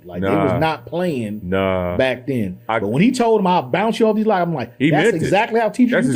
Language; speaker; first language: English; native; English